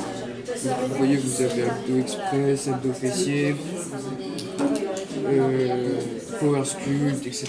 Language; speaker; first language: French; native; French